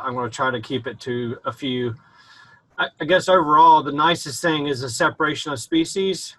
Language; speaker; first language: English; native; English